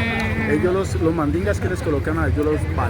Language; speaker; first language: Spanish; native; Spanish